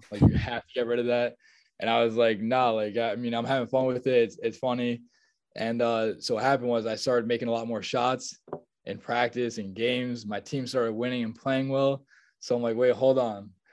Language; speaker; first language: English; native; English